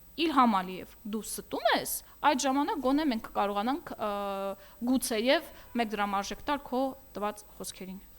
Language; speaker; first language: Armenian; native; Armenian